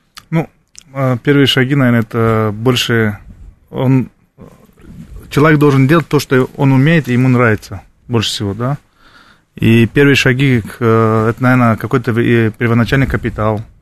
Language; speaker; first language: Russian; non-native, fluent; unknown